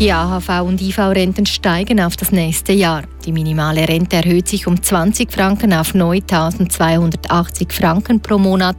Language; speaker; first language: German; native; German